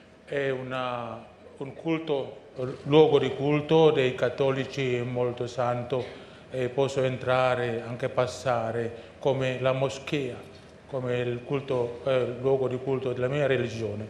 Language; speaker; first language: Italian; non-native, learner; Indonesian